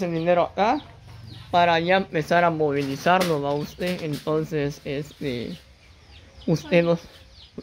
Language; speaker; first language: Spanish; native; Spanish